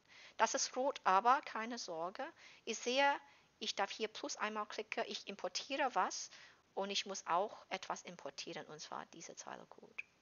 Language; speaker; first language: German; non-native, fluent; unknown